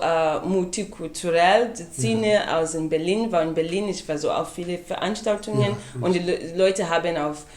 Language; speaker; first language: German; non-native, fluent; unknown